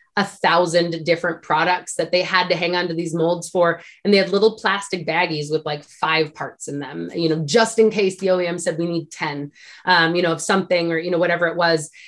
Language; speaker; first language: English; native; English